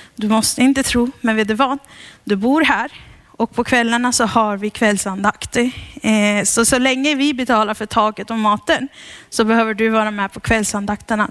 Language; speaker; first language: Swedish; early bilingual, heritage; Swedish